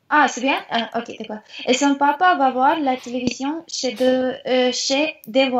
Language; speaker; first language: French; non-native, learner; Russian